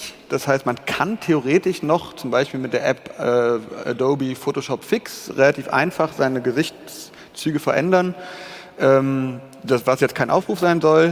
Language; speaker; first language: German; native; German